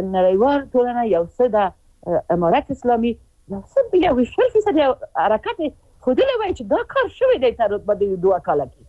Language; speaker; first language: Pashto; non-native, local second language; Persian